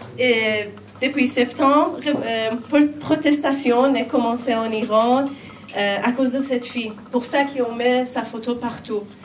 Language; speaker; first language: French; non-native, learner; Persian